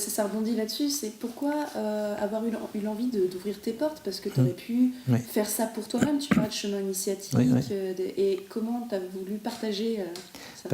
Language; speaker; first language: French; native; French